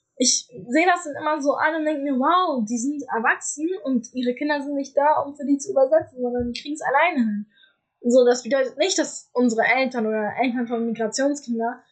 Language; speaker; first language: German; early bilingual, other home language; Arabic